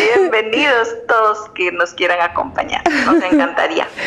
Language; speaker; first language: Spanish; native; Spanish